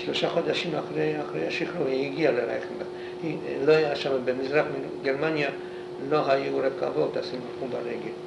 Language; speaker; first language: Hebrew; non-native, fluent; Polish